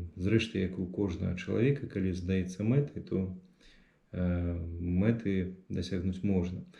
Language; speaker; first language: Belarusian; non-native, local second language; Russian